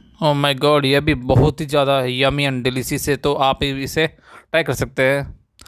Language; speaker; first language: Hindi; native; Hindi